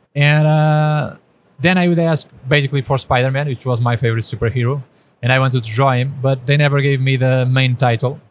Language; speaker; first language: English; non-native, fluent; Portuguese